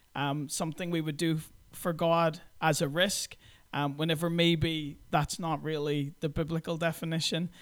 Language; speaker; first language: English; native; English